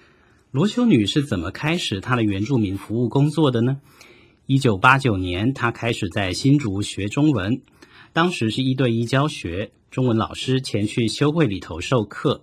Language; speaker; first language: Chinese; native; Chinese